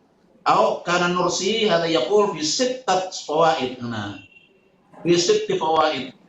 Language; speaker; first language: Arabic; non-native, fluent; Indonesian